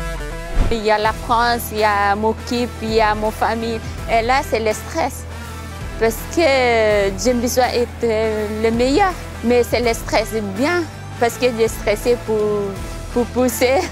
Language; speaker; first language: French; non-native, learner; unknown